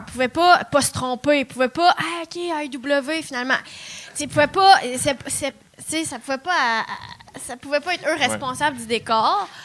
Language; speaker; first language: French; native; French